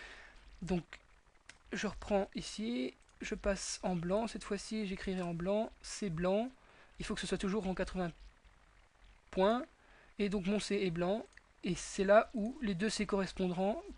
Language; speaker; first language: French; native; French